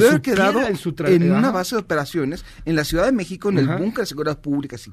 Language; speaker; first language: Spanish; native; Spanish